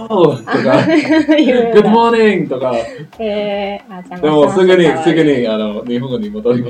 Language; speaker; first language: Japanese; non-native, learner; English